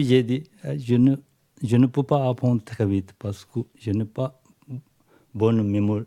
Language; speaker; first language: French; non-native, learner; Tibetan